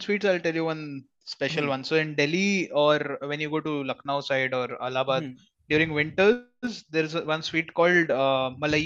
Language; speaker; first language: English; non-native, local second language; Hindi